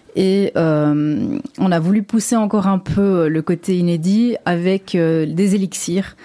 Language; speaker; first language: French; native; French